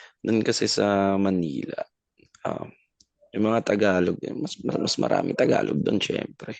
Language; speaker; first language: Filipino; non-native, local second language; Cebuano